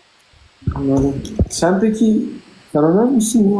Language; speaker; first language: Turkish; native; Turkish